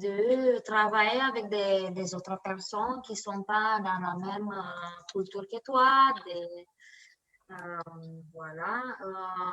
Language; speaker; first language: French; non-native, learner; Romanian